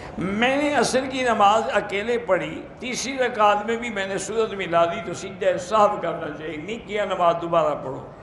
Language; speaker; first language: Urdu; native; Urdu